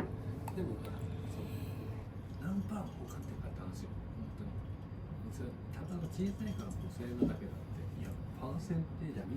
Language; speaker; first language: Japanese; native; Japanese